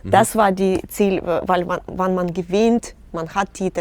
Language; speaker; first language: German; non-native, learner; Russian